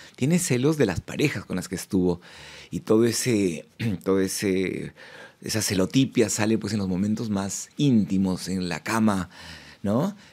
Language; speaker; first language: Spanish; native; Spanish